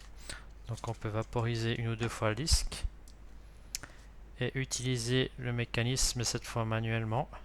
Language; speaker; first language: French; native; French